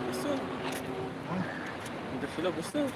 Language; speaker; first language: Filipino; non-native, learner; Indonesian